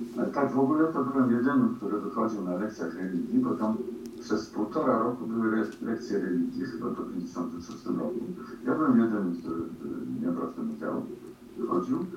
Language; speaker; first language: Polish; early bilingual, heritage; Polish